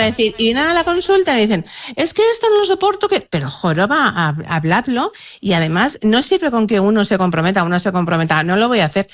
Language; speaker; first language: Spanish; native; Spanish